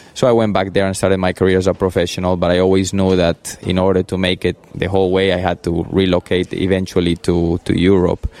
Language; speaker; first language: English; early bilingual, other home language; Spanish